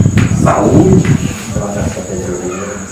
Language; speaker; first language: Portuguese; native; Portuguese